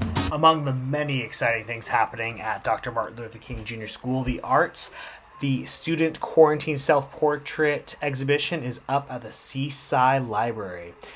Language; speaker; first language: English; early bilingual, other home language; Spanish